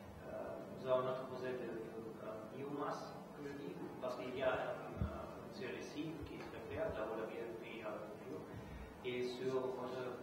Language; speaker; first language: French; non-native, fluent; German